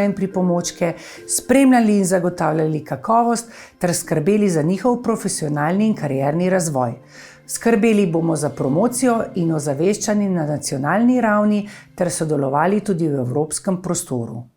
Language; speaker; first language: Slovenian; native; Slovenian